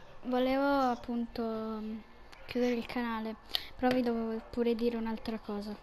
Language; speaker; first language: Italian; native; Italian